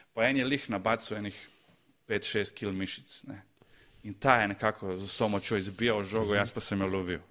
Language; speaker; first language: Slovenian; early bilingual, other home language; Croatian